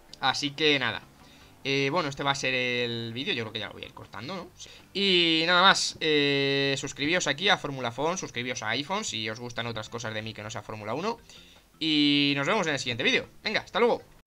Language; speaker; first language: Spanish; native; Spanish